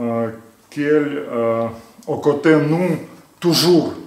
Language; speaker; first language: French; non-native, learner; Belarusian